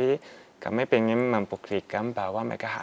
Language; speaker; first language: Indonesian; non-native, fluent; Chinese